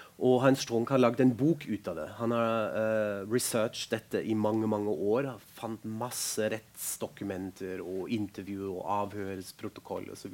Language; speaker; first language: Norwegian; non-native, fluent; German